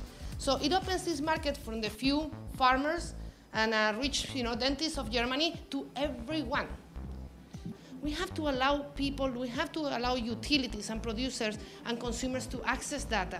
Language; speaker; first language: English; non-native, fluent; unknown